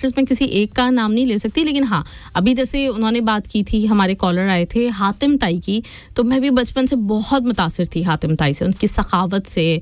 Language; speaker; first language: Urdu; native; Urdu